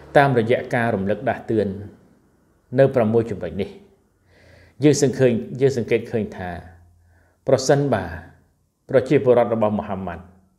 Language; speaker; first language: Khmer; non-native, local second language; Eastern Cham